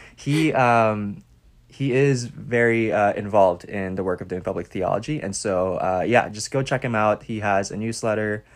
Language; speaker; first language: English; non-native, local second language; Filipino